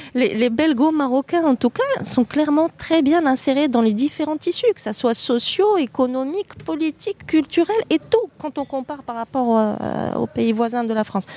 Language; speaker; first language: French; native; French